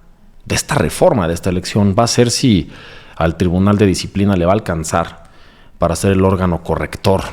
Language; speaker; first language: Spanish; native; Spanish